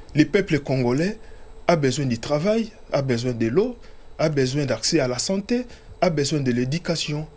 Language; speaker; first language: French; non-native, local second language; Lingala